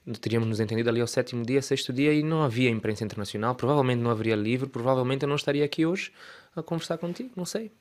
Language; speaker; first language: Portuguese; native; Portuguese